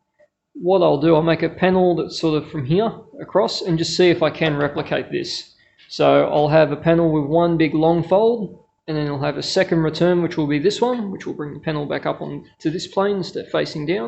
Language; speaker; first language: English; native; English